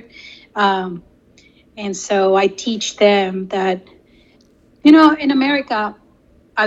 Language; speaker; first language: English; non-native, fluent; Spanish